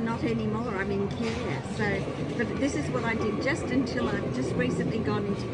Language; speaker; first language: English; native; English